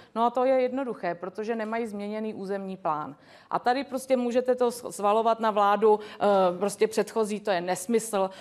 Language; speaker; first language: Czech; native; Czech